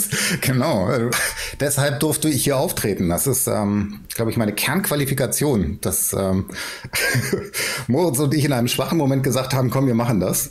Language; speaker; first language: German; native; German